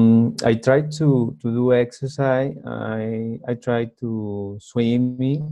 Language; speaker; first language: English; non-native, learner; Spanish